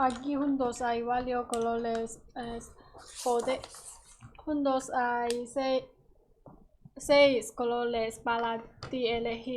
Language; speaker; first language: Spanish; non-native, learner; Chinese